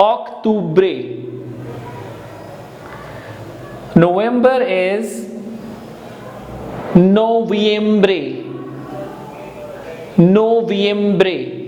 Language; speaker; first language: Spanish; non-native, learner; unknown